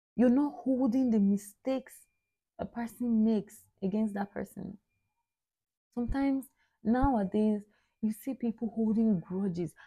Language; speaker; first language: English; non-native, local second language; Igbo